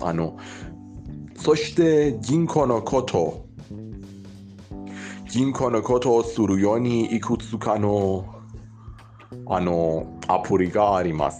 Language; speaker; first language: Japanese; non-native, learner; Persian